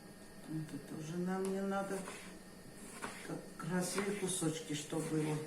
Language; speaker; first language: Russian; non-native, fluent; Armenian